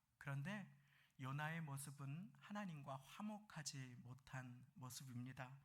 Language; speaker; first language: Korean; native; Korean